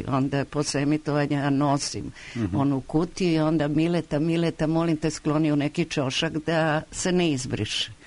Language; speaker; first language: Croatian; native; Croatian